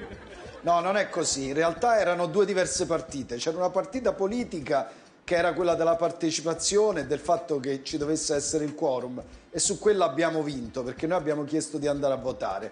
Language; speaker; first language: Italian; native; Italian